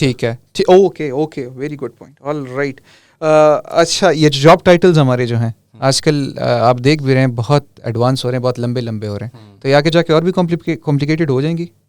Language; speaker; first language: Urdu; non-native, local second language; Pashto